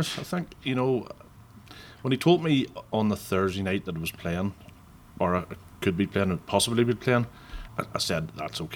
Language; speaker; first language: English; native; English